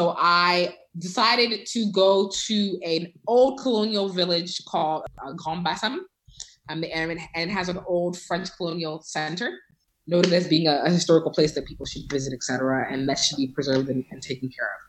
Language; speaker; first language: English; native; English